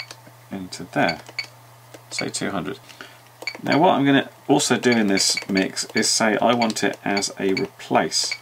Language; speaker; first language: English; native; English